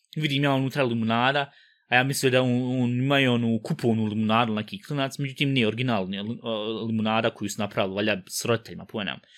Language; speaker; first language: Bosnian; early bilingual, heritage; Bosnian